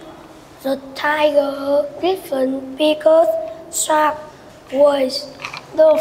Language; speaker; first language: English; non-native, learner; Vietnamese